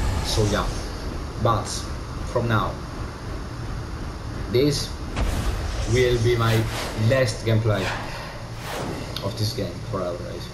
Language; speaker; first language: English; non-native, learner; Italian